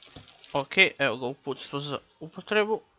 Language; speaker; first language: Croatian; native; Croatian